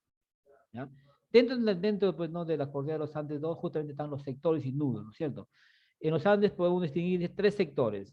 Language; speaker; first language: Spanish; native; Spanish